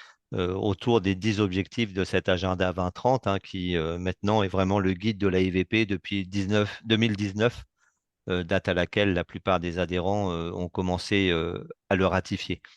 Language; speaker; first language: French; native; French